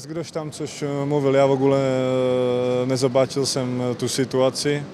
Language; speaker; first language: Polish; non-native, learner; Czech